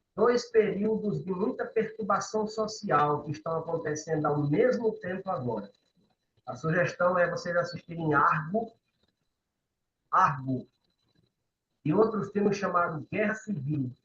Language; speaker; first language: Portuguese; native; Portuguese